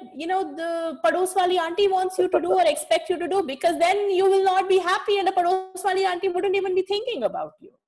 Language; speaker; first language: English; non-native, local second language; Kashmiri